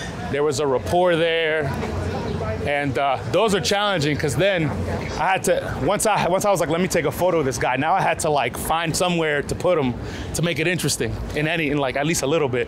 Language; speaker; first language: English; early bilingual, other home language; Spanish